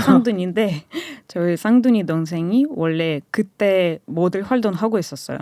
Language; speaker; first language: Korean; non-native, fluent; Russian